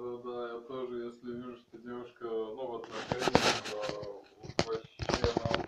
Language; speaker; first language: Russian; native; Russian